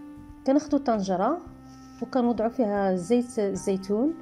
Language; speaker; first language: Arabic; native; Arabic